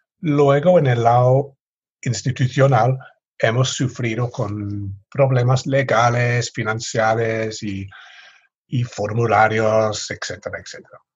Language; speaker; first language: Spanish; non-native, fluent; English